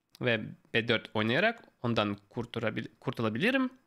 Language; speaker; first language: Turkish; non-native, fluent; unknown